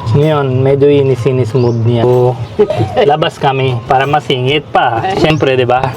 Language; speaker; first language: Filipino; non-native, learner; Hindi